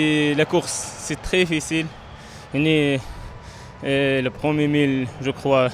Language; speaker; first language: French; non-native, learner; Arabic